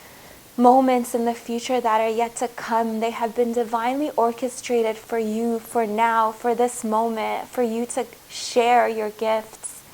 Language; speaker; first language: English; native; English